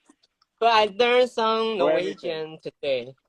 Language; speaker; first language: English; non-native, learner; Chinese